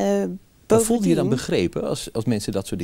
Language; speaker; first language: Dutch; native; Dutch